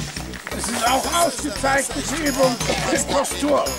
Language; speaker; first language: German; non-native, fluent; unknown